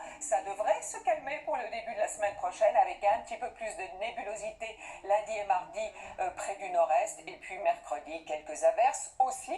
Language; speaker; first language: French; native; French